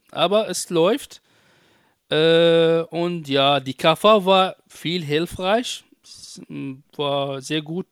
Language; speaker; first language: German; non-native, fluent; Arabic